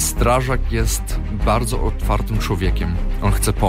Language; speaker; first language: Polish; early bilingual, heritage; Polish